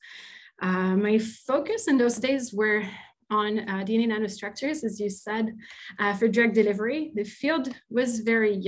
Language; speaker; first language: English; non-native, fluent; French